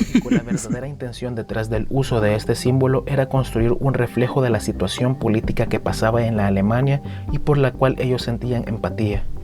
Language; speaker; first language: Spanish; native; Spanish